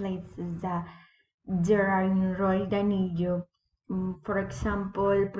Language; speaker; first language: English; non-native, learner; Spanish